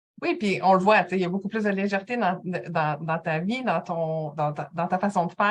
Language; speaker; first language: French; native; French